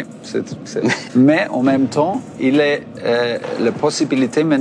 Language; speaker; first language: French; non-native, fluent; German